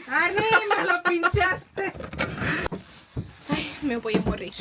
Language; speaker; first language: Spanish; early bilingual, heritage; Spanish